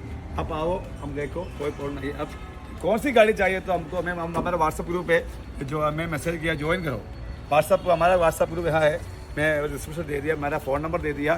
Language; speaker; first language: Hindi; non-native, local second language; Malayalam